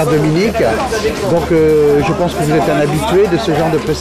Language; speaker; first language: French; native; French